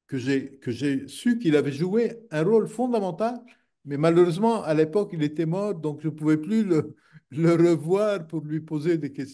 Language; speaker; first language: French; non-native, local second language; Arabic